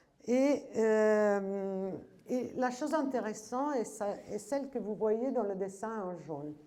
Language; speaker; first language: French; non-native, fluent; Italian